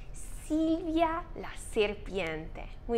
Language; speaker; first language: Spanish; non-native, fluent; English